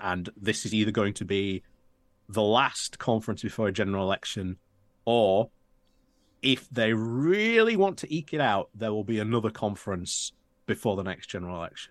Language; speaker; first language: English; native; English